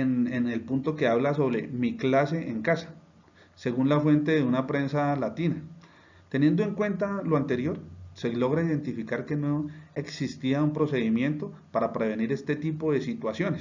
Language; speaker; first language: Spanish; native; Spanish